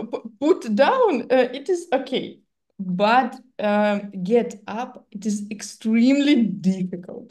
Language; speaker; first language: English; non-native, learner; Russian